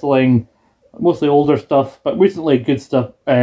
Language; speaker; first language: English; native; English